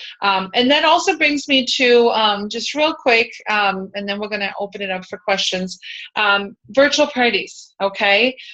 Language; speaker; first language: English; native; English